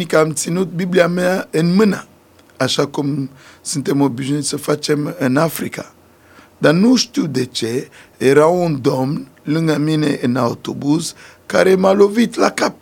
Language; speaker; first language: Romanian; non-native, fluent; Sango